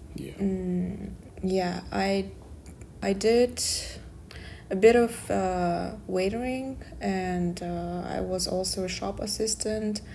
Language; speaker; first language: English; non-native, fluent; Kazakh